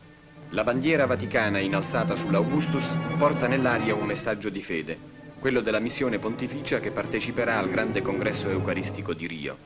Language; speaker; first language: Italian; native; Italian